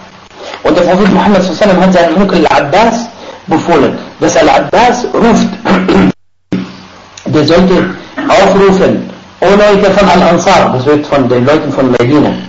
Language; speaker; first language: German; non-native, fluent; Arabic